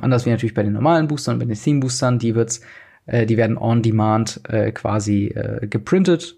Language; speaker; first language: German; native; German